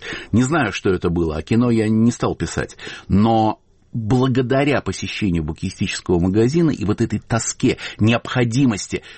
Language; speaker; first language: Russian; native; Russian